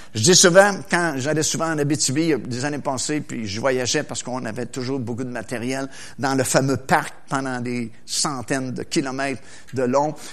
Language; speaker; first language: French; native; French